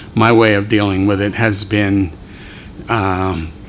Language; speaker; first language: English; native; English